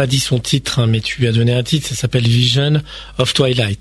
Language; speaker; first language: French; native; French